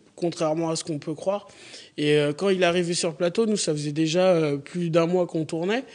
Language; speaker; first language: French; native; French